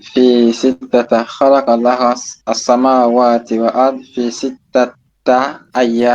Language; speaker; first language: Arabic; non-native, learner; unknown